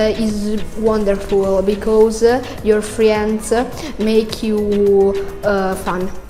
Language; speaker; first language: English; non-native, learner; Italian